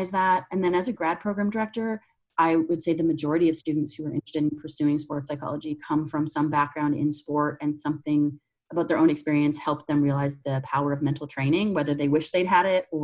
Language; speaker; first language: English; native; English